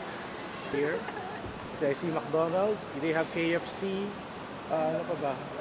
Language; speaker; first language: English; non-native, local second language; Filipino